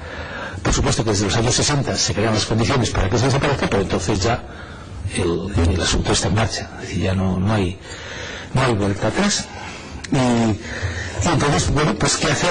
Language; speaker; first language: Spanish; native; Spanish